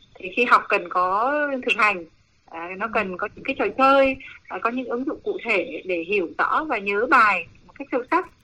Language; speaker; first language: Vietnamese; native; Vietnamese